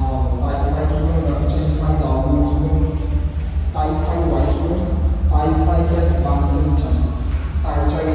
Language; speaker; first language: Vietnamese; non-native, learner; Hindi